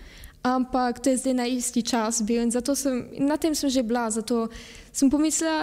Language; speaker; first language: Slovenian; early bilingual, heritage; Slovenian